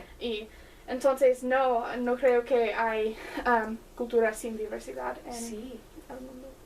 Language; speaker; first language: Spanish; non-native, learner; English